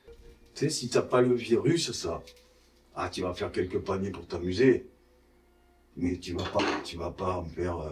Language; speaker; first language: French; native; French